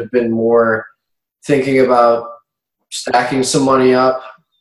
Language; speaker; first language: English; native; English